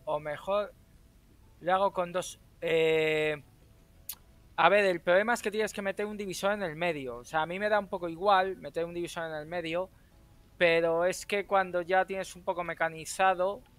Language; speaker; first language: Spanish; native; Spanish